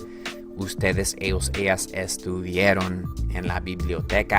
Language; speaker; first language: Spanish; non-native, fluent; English